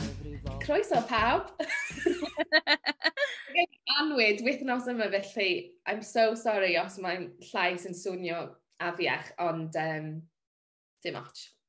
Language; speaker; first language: Welsh; non-native, learner; English